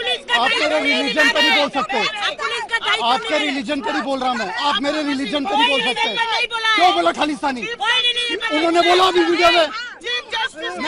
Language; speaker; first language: Hindi; non-native, local second language; Punjabi